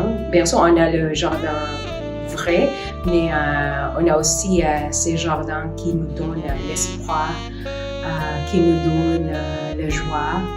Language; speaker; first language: French; non-native, fluent; Filipino